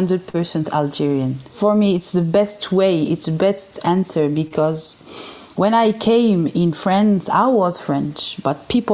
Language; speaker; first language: English; non-native, fluent; Arabic